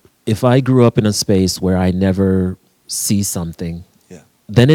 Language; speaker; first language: English; native; English